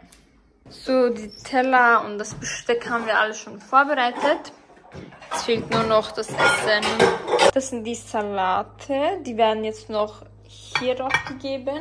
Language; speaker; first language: German; early bilingual, other home language; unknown